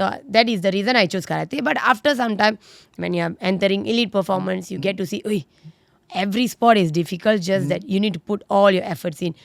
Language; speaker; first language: English; non-native, local second language; Tamil